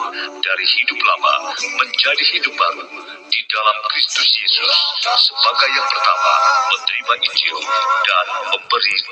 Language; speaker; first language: Indonesian; native; Indonesian